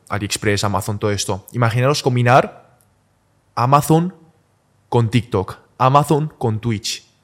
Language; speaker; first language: Spanish; early bilingual, other home language; Chinese